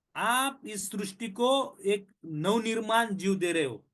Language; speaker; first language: Hindi; non-native, local second language; Marathi